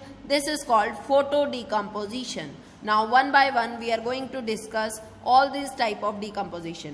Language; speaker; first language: English; non-native, local second language; Hindi